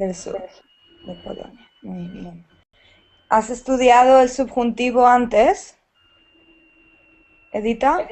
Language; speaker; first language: Spanish; native; Spanish